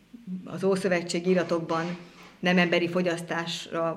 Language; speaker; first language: Hungarian; native; Hungarian